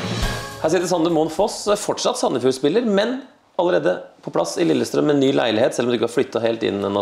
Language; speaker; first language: Norwegian; native; Norwegian